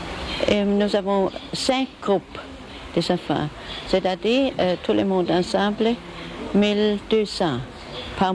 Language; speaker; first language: French; non-native, learner; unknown